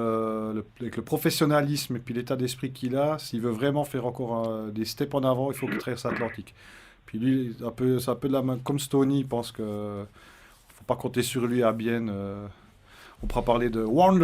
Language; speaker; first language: French; native; French